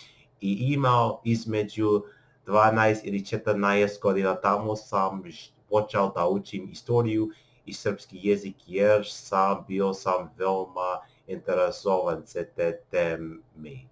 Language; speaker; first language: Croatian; non-native, learner; English